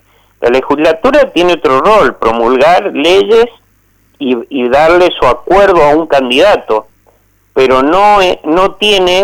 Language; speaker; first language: Spanish; native; Spanish